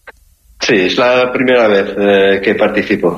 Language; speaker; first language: Spanish; early bilingual, heritage; Spanish